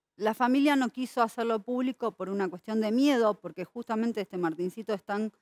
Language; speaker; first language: Spanish; native; Spanish